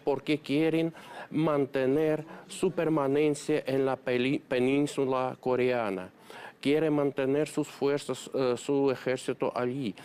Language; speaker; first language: Spanish; non-native, fluent; Russian